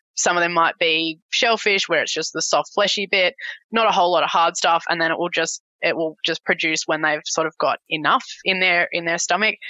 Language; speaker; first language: English; native; English